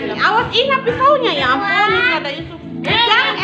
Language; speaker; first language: Indonesian; early bilingual, heritage; Indonesian